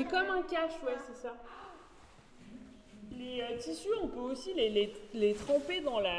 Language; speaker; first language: French; native; French